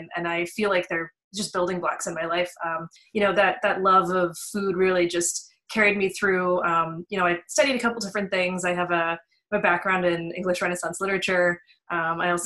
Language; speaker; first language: English; native; English